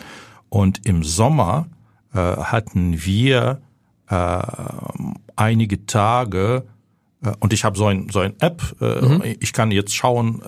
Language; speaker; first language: German; non-native, fluent; Ukrainian